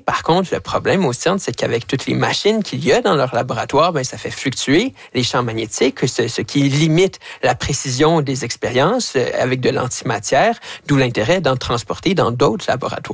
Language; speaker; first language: French; native; French